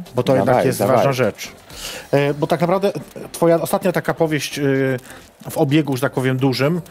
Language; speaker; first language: Polish; native; Polish